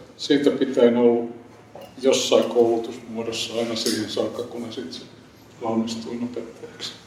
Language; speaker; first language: Finnish; native; Finnish